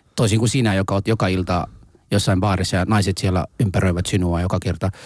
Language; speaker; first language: Finnish; non-native, fluent; Somali